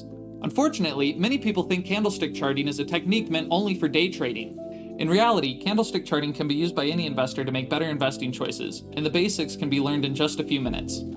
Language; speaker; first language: English; native; English